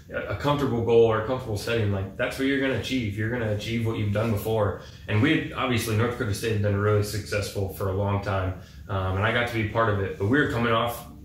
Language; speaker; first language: English; native; English